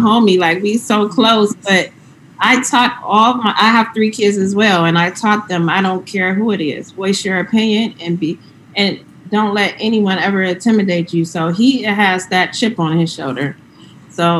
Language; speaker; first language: English; native; English